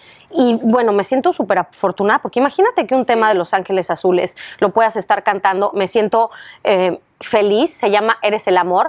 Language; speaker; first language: Spanish; native; Spanish